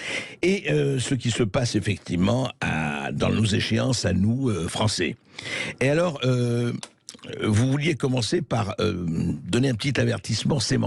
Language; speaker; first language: French; native; French